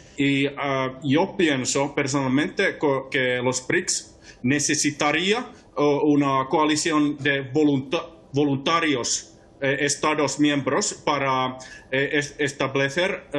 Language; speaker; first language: Spanish; non-native, fluent; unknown